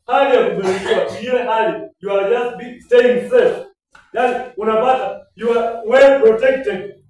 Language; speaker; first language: English; non-native, local second language; Luyia